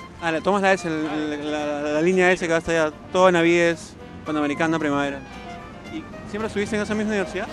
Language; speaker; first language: Spanish; native; Spanish